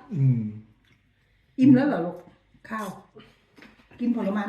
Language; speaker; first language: French; non-native, learner; Thai